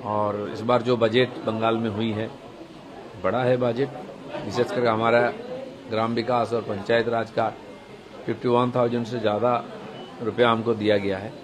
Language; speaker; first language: Hindi; non-native, local second language; Bangla